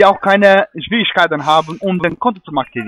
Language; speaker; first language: German; non-native, fluent; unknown